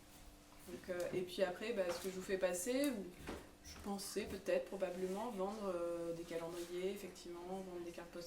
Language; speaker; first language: French; native; French